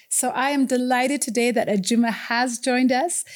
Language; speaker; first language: English; native; English